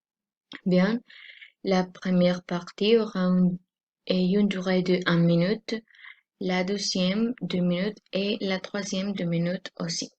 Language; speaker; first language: French; non-native, learner; Spanish